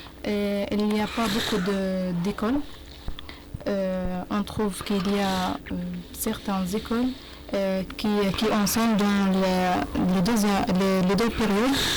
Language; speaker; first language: French; non-native, learner; Arabic